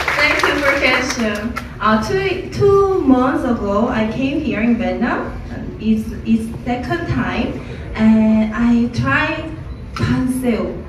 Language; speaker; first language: English; non-native, learner; Korean